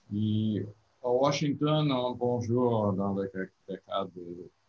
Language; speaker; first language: French; non-native, learner; English